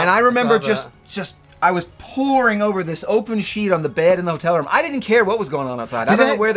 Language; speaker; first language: English; native; English